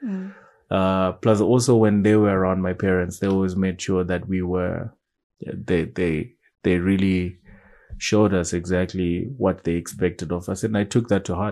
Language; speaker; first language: English; non-native, local second language; Shona